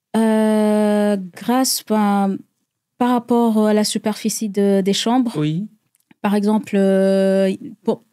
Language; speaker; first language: French; non-native, local second language; Rundi